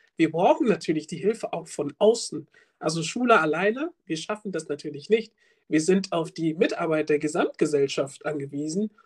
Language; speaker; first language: German; early bilingual, other home language; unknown